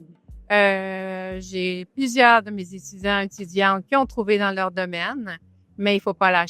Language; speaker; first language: French; native; French